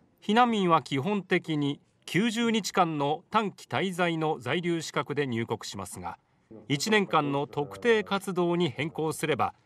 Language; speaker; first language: Japanese; native; Japanese